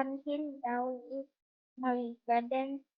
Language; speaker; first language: English; non-native, learner; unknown